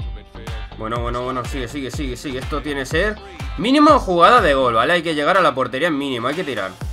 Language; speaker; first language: Spanish; native; Spanish